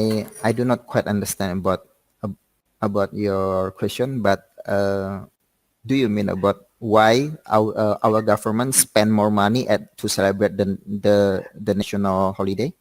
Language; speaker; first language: English; non-native, learner; Indonesian